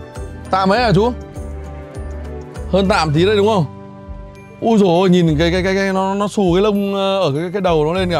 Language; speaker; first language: Vietnamese; native; Vietnamese